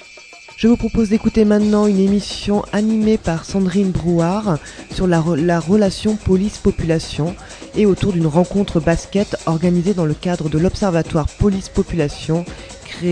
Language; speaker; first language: French; native; French